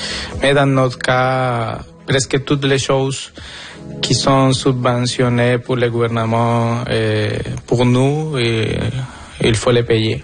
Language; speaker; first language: French; non-native, fluent; Spanish